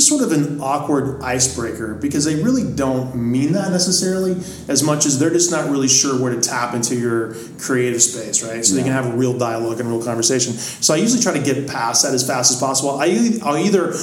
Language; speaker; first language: English; native; English